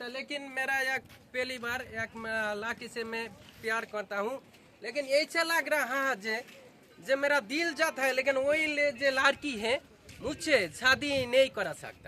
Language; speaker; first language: Hindi; non-native, local second language; Bangla